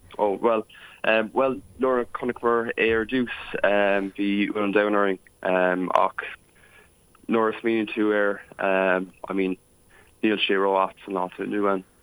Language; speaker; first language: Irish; non-native, local second language; English